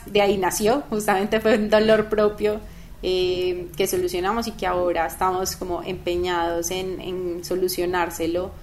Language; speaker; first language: Spanish; native; Spanish